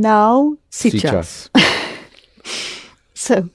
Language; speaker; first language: Russian; non-native, fluent; English